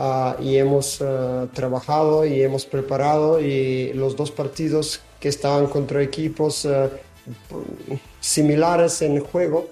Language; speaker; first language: Spanish; non-native, fluent; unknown